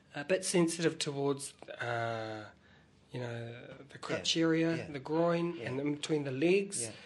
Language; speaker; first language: English; native; English